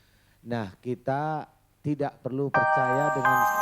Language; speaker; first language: Indonesian; native; Indonesian